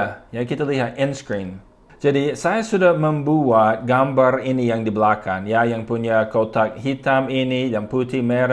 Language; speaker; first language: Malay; non-native, fluent; English